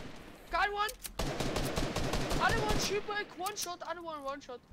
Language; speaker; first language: English; non-native, learner; German